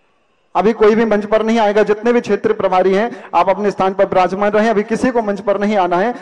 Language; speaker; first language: Hindi; native; Hindi